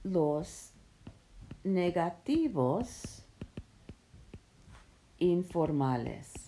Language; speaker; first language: Spanish; non-native, fluent; English